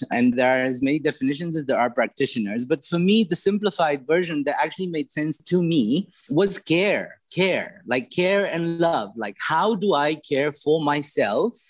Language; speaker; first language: English; non-native, fluent; Romanian